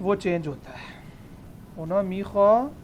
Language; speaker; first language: Persian; non-native, fluent; Urdu